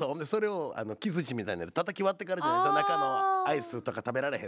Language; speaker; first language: Japanese; native; Japanese